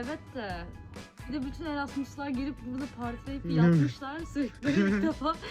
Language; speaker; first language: Turkish; native; Turkish